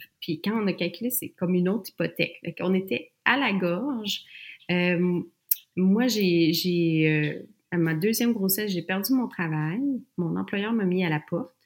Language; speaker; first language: French; native; French